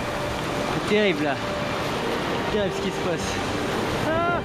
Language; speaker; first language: French; native; French